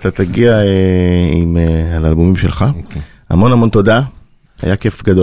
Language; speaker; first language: Hebrew; native; Hebrew